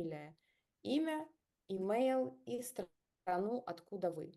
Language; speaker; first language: Russian; native; Russian